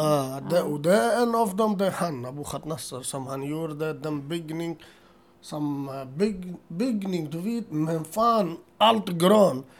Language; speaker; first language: Swedish; non-native, learner; Assyrian Neo-Aramaic